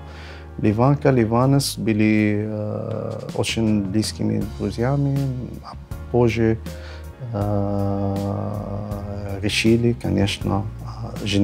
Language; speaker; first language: Russian; non-native, fluent; Arabic